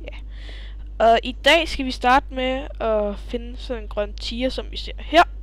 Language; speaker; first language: Danish; native; Danish